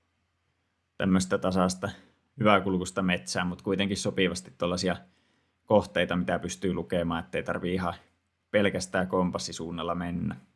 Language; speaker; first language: Finnish; native; Finnish